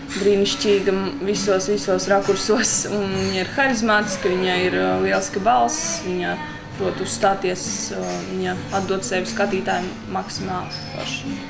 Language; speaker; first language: Latvian; native; Latvian